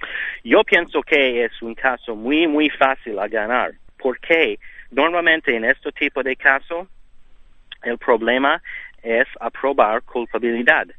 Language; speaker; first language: Spanish; non-native, learner; English